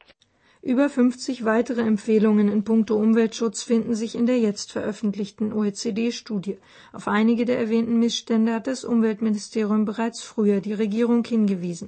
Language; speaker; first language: German; native; German